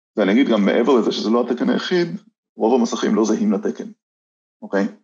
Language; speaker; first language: Hebrew; native; Hebrew